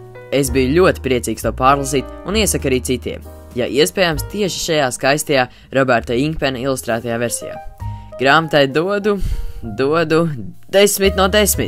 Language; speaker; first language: Latvian; native; Latvian